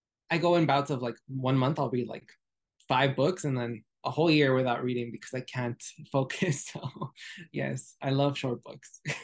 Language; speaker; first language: English; early bilingual, other home language; Spanish